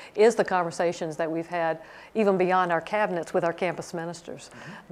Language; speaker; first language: English; native; English